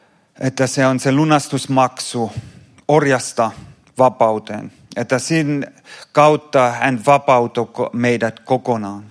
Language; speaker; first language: Finnish; non-native, fluent; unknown